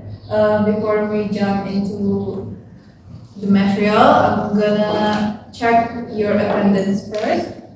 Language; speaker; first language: English; non-native, fluent; Indonesian